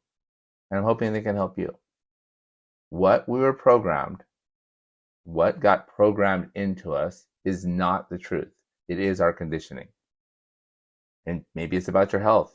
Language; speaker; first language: English; native; English